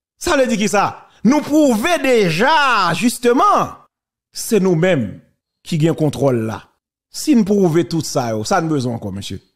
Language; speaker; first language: French; non-native, local second language; Haitian Creole